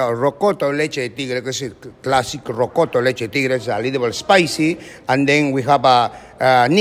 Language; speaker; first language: English; non-native, learner; Spanish